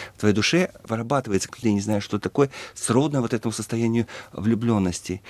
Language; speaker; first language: Russian; native; Russian